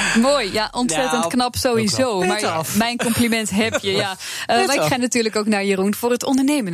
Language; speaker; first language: Dutch; native; Dutch